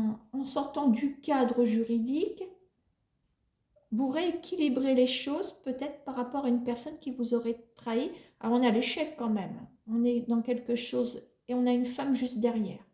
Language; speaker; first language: French; native; French